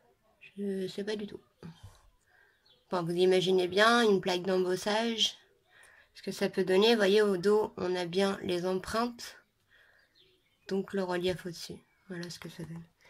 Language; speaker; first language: French; native; French